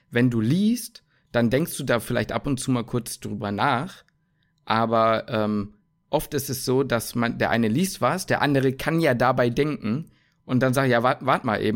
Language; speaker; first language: German; native; German